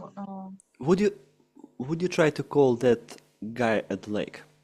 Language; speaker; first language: English; non-native, fluent; Russian